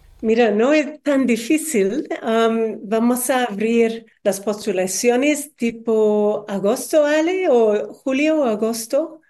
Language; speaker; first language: Spanish; non-native, fluent; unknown